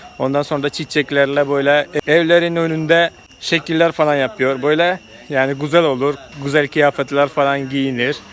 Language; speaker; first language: Turkish; non-native, fluent; Malayalam